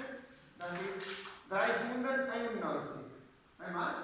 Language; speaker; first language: German; non-native, learner; Spanish